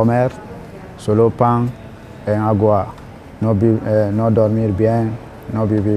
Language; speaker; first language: Spanish; non-native, learner; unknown